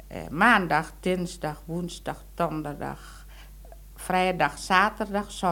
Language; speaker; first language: Dutch; non-native, local second language; Indonesian